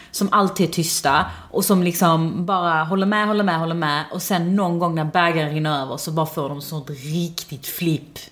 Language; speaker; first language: Swedish; early bilingual, other home language; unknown